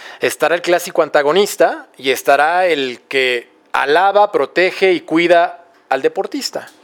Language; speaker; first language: Spanish; native; Spanish